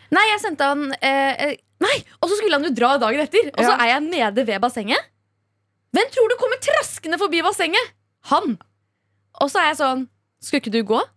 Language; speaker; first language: Norwegian; early bilingual, other home language; Kurdish